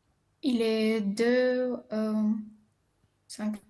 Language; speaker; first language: French; non-native, learner; Romanian